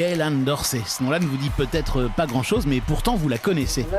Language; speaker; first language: French; native; French